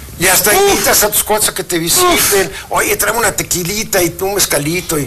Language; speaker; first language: Spanish; native; Spanish